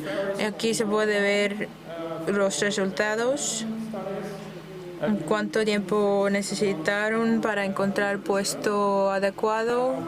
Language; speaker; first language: Spanish; non-native, fluent; Dutch